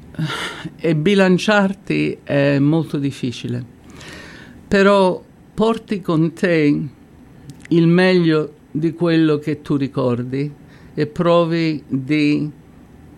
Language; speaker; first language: Italian; native; Italian